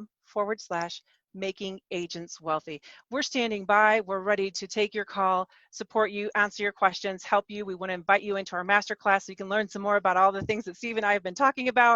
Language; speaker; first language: English; native; English